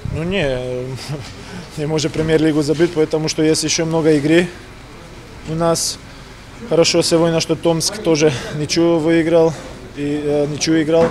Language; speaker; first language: Russian; non-native, learner; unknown